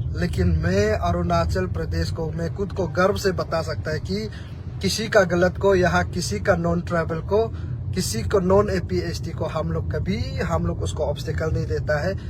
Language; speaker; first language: Hindi; non-native, local second language; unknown